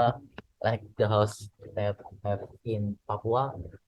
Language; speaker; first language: English; non-native, learner; Indonesian